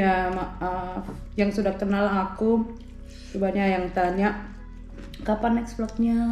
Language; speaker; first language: Indonesian; early bilingual, heritage; Indonesian